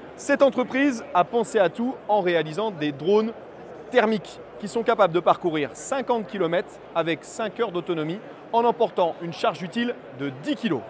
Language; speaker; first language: French; native; French